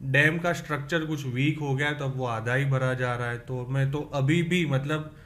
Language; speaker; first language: Hindi; native; Hindi